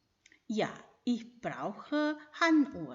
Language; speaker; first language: German; non-native, fluent; Indonesian